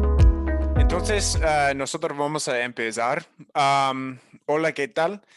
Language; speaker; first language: Spanish; non-native, learner; English